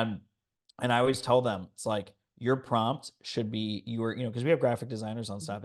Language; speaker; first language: English; native; English